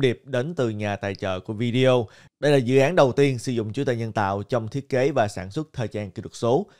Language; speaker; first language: Vietnamese; native; Vietnamese